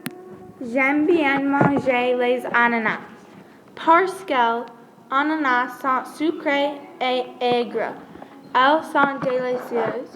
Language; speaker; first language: French; non-native, learner; English